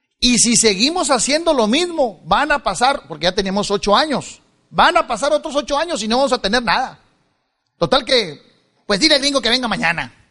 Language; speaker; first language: Spanish; native; Spanish